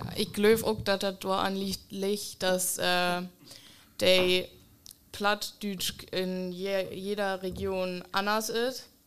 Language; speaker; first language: German; native; German